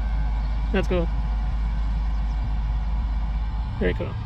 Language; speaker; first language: English; native; English